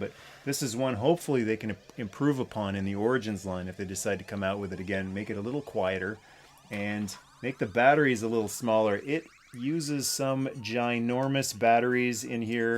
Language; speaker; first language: English; native; English